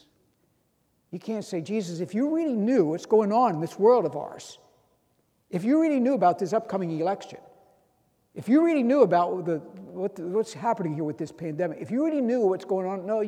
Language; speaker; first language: English; native; English